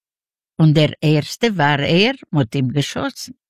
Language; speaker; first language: German; non-native, learner; Yiddish